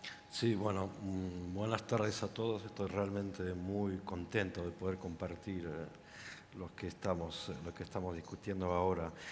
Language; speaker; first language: Spanish; non-native, fluent; French